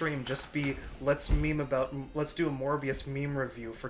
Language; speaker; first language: English; early bilingual, other home language; Spanish